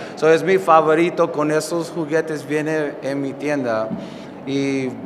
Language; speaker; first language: Spanish; non-native, learner; English